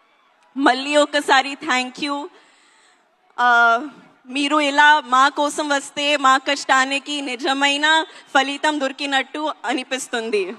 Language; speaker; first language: Telugu; non-native, learner; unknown